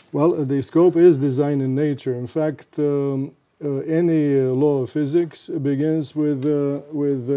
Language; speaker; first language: English; non-native, fluent; Romanian